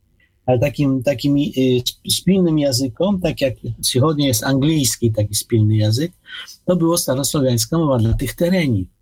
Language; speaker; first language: Polish; non-native, fluent; Ukrainian